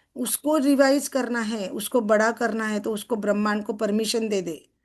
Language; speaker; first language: Hindi; non-native, local second language; Marathi